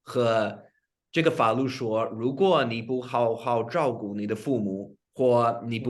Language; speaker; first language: Chinese; non-native, fluent; English